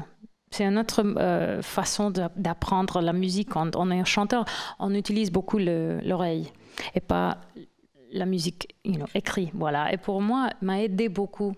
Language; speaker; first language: French; non-native, fluent; English